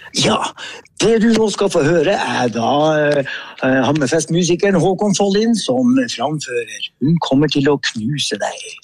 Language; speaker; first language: Norwegian; native; Norwegian